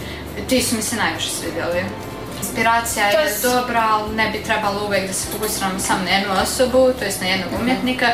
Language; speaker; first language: Serbian; native; Serbian